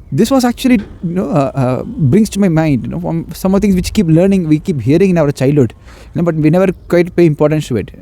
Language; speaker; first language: English; non-native, local second language; Tamil